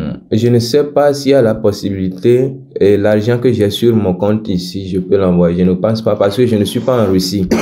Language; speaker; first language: French; non-native, local second language; Ewe